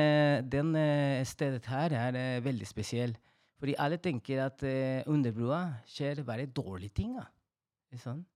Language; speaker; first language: Norwegian; non-native, fluent; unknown